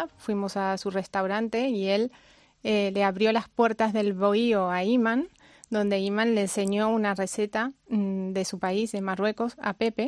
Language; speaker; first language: Spanish; native; Spanish